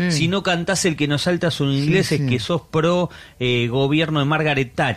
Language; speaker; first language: Spanish; native; Spanish